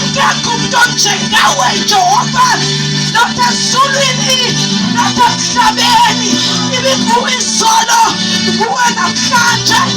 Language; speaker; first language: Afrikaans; non-native, local second language; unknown